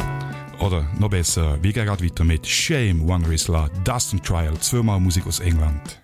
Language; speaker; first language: German; native; German